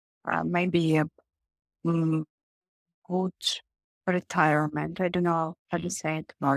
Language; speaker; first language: English; non-native, learner; Russian